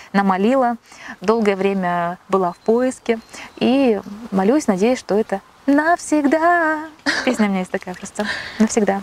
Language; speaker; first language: Russian; native; Russian